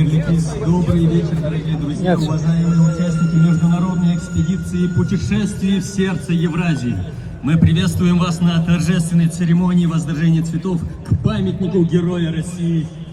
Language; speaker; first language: Russian; native; Russian